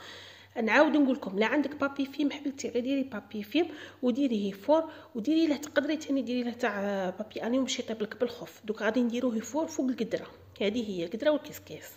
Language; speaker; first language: Arabic; native; Arabic